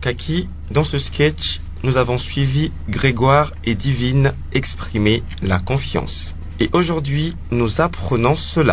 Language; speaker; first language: French; non-native, local second language; Lingala